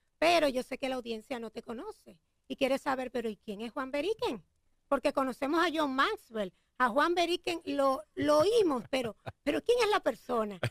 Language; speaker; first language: Spanish; native; Spanish